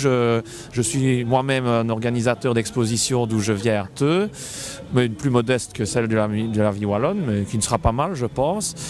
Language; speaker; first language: French; native; French